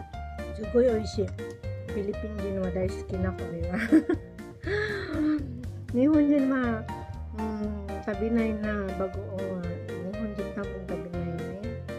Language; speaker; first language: Japanese; non-native, learner; Filipino